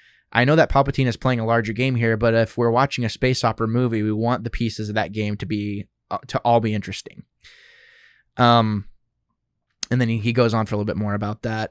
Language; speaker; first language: English; native; English